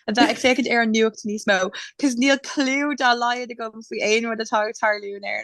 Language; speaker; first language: Irish; non-native, local second language; English